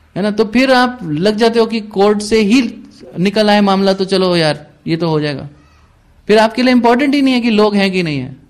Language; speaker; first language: Hindi; native; Hindi